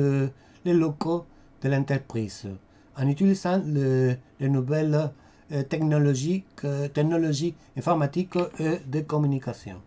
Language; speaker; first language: French; non-native, fluent; Spanish